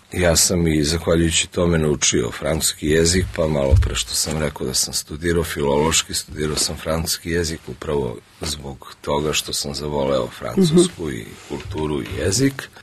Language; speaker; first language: Serbian; early bilingual, other home language; Russian